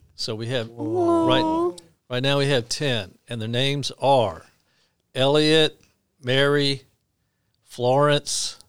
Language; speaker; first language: English; native; English